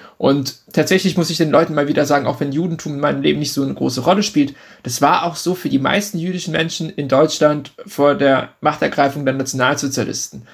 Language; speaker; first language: German; early bilingual, other home language; Russian